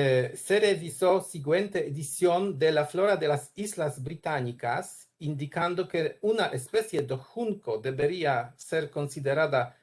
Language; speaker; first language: Spanish; non-native, learner; Polish